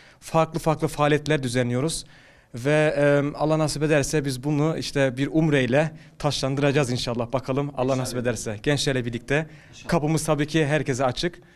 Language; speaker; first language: Turkish; early bilingual, heritage; Turkish